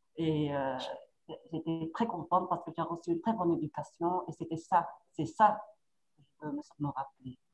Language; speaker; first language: French; non-native, fluent; Vietnamese